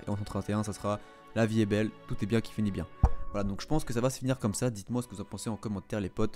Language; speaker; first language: French; native; French